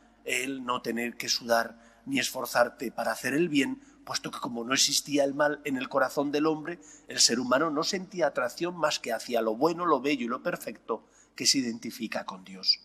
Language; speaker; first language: Spanish; native; Spanish